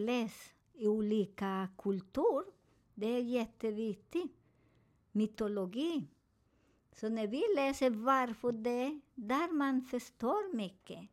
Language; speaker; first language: Swedish; non-native, learner; Spanish